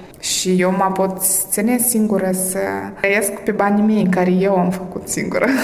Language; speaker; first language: Romanian; early bilingual, heritage; Romanian